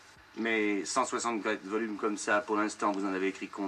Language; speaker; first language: French; native; French